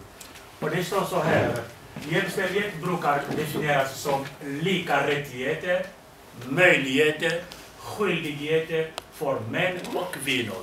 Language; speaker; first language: Swedish; non-native, fluent; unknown